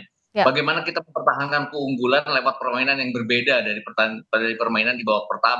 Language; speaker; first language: Indonesian; native; Indonesian